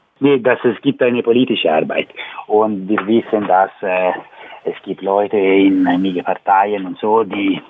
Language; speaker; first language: German; non-native, learner; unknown